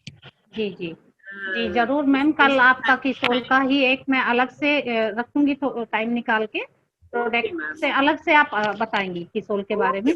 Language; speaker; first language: Hindi; native; Hindi